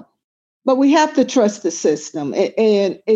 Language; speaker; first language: English; native; English